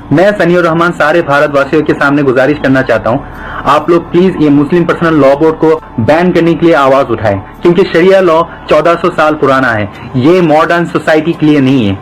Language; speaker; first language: Hindi; non-native, fluent; Bangla